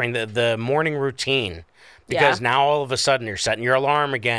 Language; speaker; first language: English; native; English